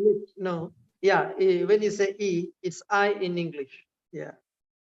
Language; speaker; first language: English; non-native, local second language; Malayalam